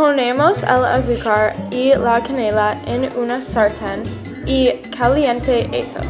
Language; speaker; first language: Spanish; non-native, learner; English